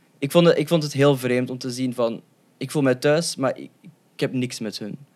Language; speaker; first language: Dutch; early bilingual, other home language; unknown